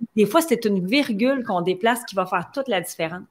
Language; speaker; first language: French; native; French